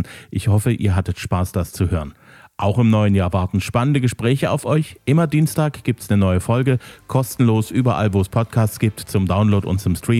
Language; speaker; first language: German; native; German